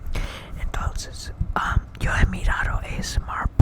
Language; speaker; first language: Spanish; early bilingual, heritage; English